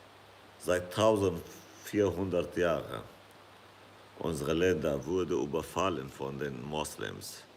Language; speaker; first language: German; non-native, fluent; Kurdish